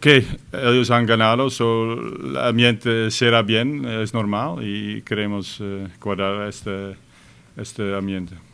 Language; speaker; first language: Spanish; non-native, fluent; Dutch